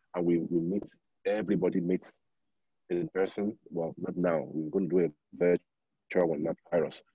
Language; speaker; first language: English; non-native, local second language; Yoruba